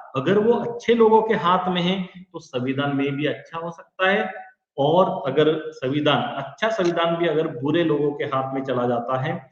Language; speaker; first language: Hindi; non-native, local second language; Marathi